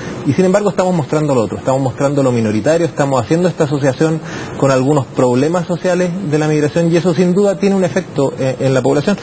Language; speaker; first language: Spanish; native; Spanish